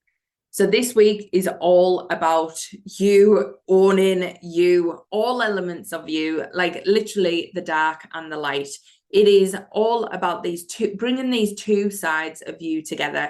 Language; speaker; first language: English; native; English